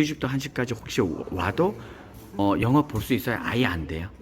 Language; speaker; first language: Korean; native; Korean